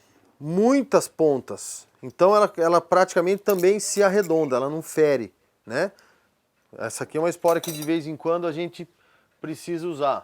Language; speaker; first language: Portuguese; native; Portuguese